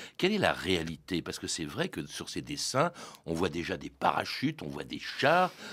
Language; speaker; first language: French; native; French